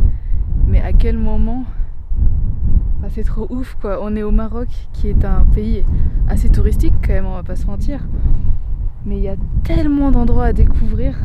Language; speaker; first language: French; native; French